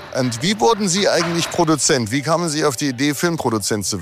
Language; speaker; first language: German; native; German